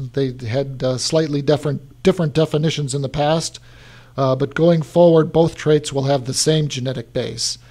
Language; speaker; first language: English; native; English